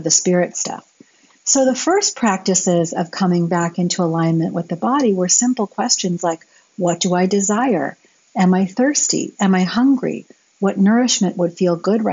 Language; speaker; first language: English; native; English